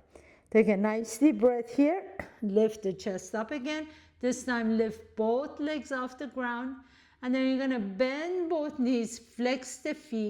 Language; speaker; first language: English; native; English